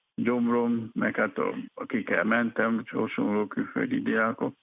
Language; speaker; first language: Hungarian; non-native, fluent; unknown